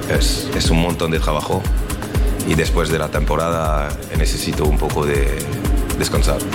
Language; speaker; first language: Spanish; non-native, learner; French